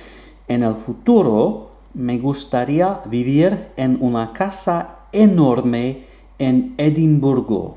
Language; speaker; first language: Spanish; non-native, fluent; English